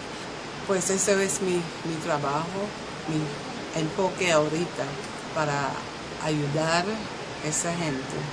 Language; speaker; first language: Spanish; non-native, local second language; English